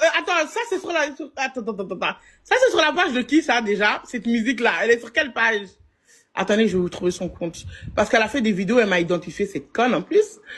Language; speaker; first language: French; early bilingual, other home language; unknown